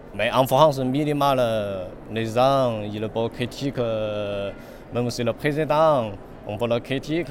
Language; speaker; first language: French; non-native, fluent; Chinese